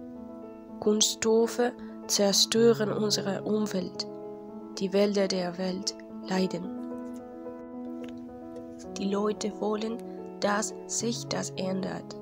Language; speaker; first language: German; non-native, learner; Spanish